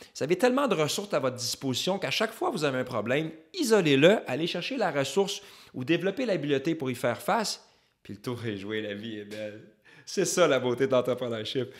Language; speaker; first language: French; native; French